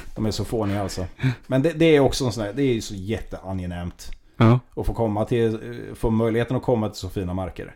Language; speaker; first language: Swedish; native; Swedish